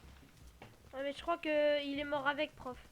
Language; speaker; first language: French; native; French